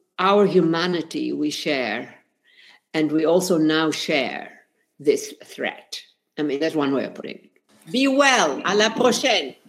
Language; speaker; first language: English; non-native, fluent; Spanish